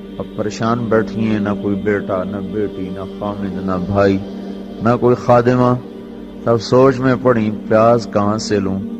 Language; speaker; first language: Urdu; non-native, local second language; Punjabi